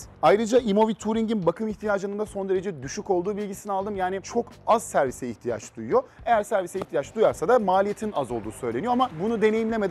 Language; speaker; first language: Turkish; native; Turkish